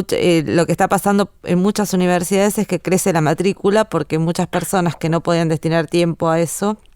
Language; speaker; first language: Spanish; native; Spanish